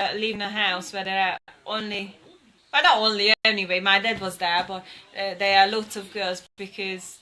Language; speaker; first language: English; non-native, fluent; Hungarian